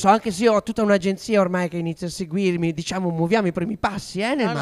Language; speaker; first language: Italian; native; Italian